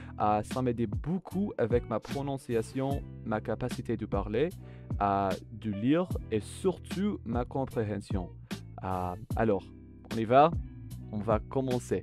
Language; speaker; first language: French; non-native, learner; English